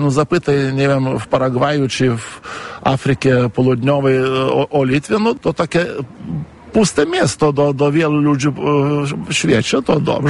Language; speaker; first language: Polish; non-native, fluent; Lithuanian